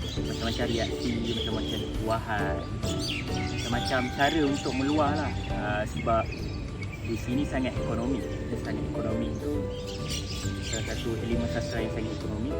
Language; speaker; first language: Malay; native; Malay